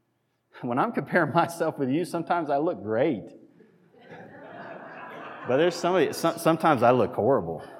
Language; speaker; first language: English; native; English